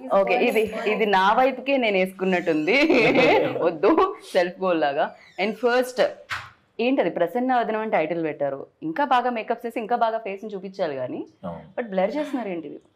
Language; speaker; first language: Telugu; native; Telugu